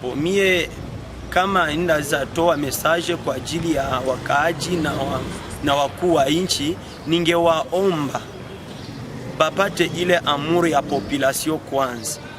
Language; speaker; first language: Swahili; native; Swahili